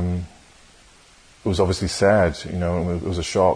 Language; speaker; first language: English; native; English